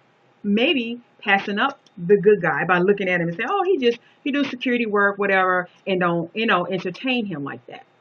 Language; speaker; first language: English; native; English